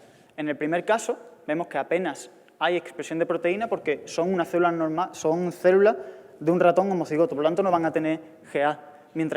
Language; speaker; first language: Spanish; native; Spanish